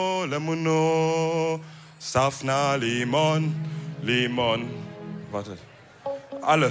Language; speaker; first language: German; early bilingual, other home language; Wolof